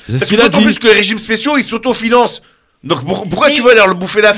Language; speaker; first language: French; native; French